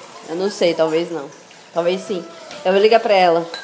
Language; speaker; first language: Portuguese; native; Portuguese